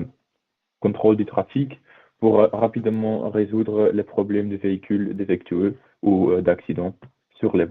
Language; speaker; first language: French; non-native, local second language; Dutch